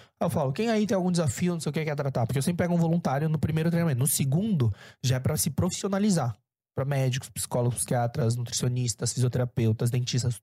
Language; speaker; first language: Portuguese; early bilingual, other home language; Korean